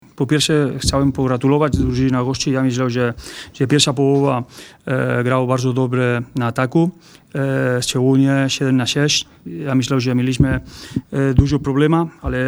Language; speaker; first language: Polish; non-native, learner; Spanish